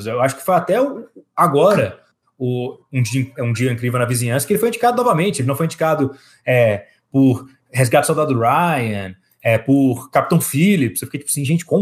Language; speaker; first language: Portuguese; native; Portuguese